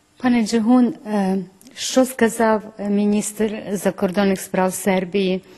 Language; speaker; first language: Ukrainian; early bilingual, heritage; Ukrainian